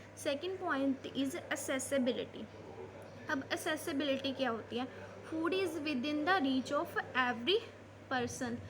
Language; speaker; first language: Hindi; native; Hindi